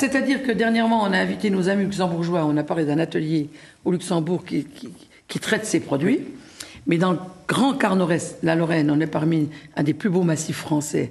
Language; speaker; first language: French; native; French